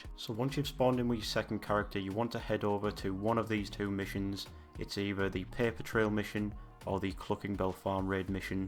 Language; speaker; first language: English; native; English